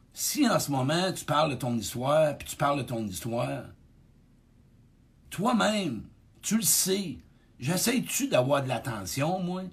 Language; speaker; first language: French; native; French